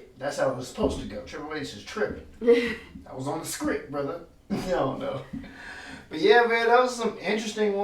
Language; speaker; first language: English; native; English